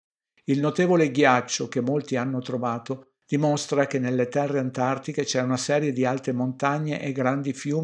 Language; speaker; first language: Italian; native; Italian